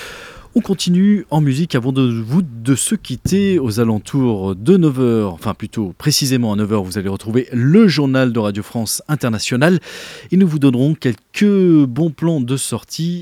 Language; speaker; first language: French; native; French